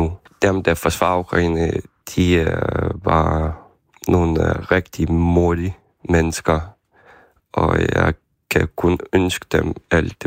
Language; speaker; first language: Danish; non-native, fluent; Ukrainian